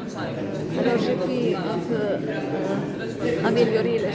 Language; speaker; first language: French; non-native, fluent; Slovenian